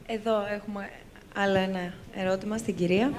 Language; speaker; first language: Greek; native; Greek